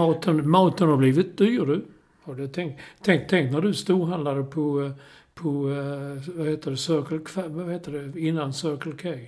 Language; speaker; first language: Swedish; native; Swedish